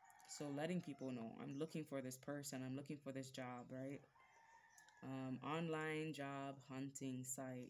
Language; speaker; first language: English; native; English